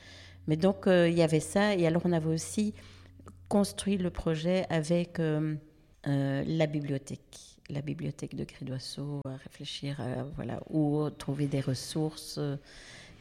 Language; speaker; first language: French; native; French